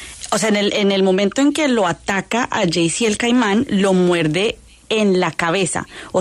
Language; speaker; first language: Spanish; native; Spanish